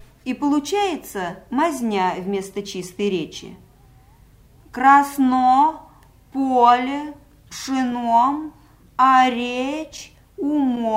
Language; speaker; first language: Russian; native; Russian